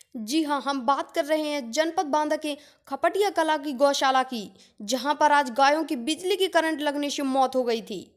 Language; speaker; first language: Hindi; native; Hindi